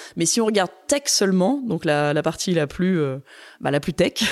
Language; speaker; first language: French; native; French